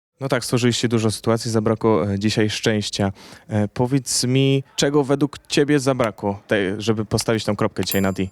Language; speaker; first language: Polish; native; Polish